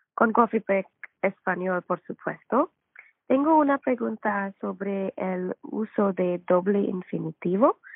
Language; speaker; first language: Spanish; non-native, learner; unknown